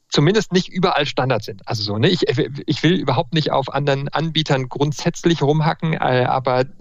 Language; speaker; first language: German; native; German